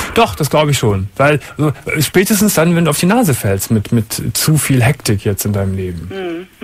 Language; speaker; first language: German; native; German